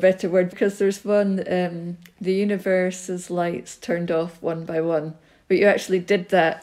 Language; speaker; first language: English; native; English